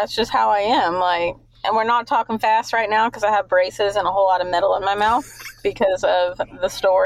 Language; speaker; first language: English; native; English